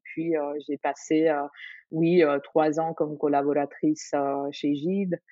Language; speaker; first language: French; non-native, fluent; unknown